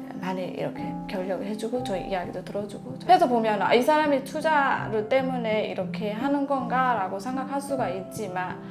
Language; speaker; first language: Korean; non-native, learner; Burmese